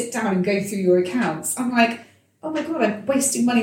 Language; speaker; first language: English; native; English